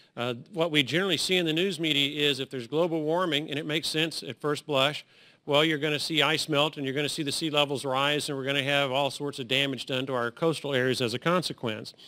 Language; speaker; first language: English; native; English